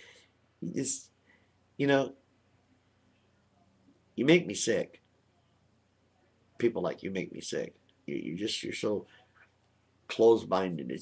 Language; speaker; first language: English; native; English